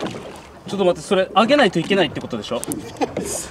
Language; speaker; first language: Japanese; native; Japanese